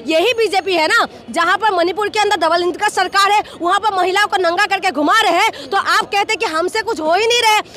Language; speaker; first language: Hindi; non-native, local second language; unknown